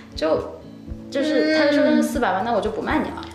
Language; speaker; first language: Chinese; native; Chinese